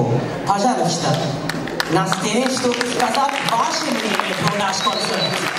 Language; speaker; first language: Russian; non-native, learner; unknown